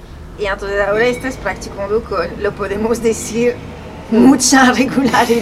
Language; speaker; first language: Spanish; non-native, fluent; French